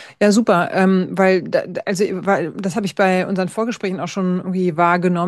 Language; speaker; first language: German; native; German